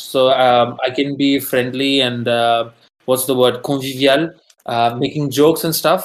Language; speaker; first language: English; non-native, local second language; Tamil